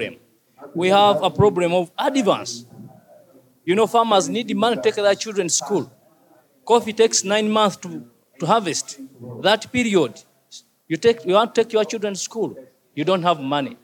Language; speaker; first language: English; non-native, local second language; Ganda